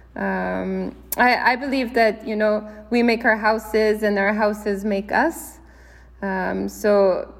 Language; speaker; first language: English; native; English